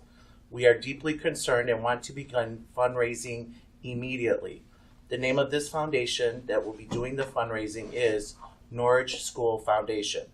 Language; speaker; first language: English; native; English